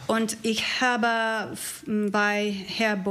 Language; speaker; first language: German; non-native, learner; English